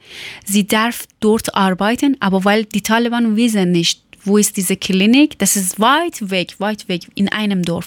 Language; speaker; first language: German; non-native, learner; Persian